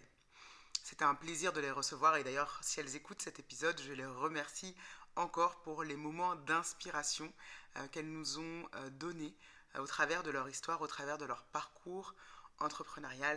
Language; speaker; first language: French; native; French